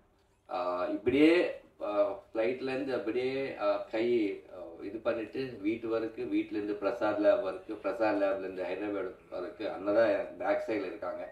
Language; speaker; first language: Tamil; non-native, learner; Telugu